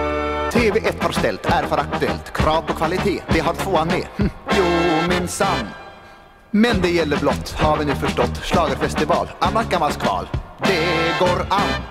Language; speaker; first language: Swedish; native; Swedish